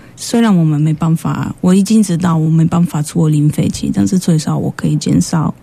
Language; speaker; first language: Chinese; non-native, fluent; Polish